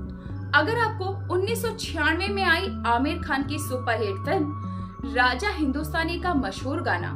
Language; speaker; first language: Hindi; native; Hindi